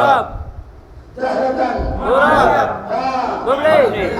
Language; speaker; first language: Arabic; non-native, learner; Bangla